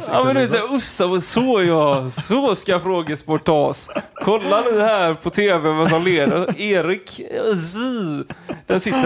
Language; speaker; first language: Swedish; native; Swedish